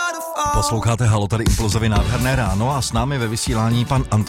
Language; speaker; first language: Czech; native; Czech